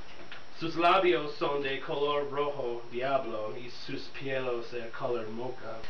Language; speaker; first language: Spanish; non-native, learner; English